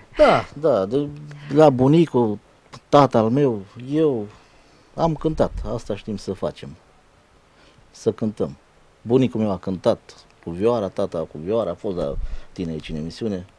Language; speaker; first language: Romanian; native; Romanian